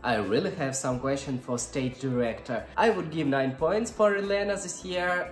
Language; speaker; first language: English; non-native, learner; Russian